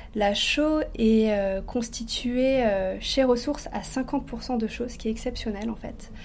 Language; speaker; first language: French; native; French